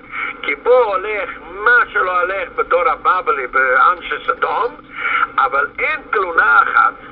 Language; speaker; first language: Hebrew; non-native, fluent; Yiddish